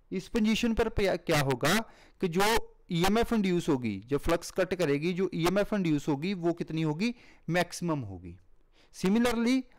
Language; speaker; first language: Hindi; non-native, local second language; Punjabi